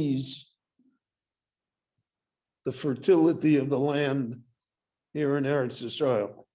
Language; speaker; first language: English; native; English